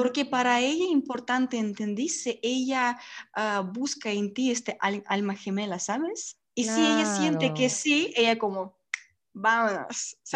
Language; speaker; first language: Spanish; non-native, learner; Russian